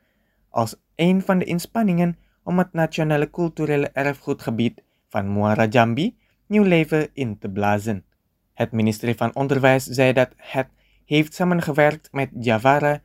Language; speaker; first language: Dutch; non-native, fluent; Indonesian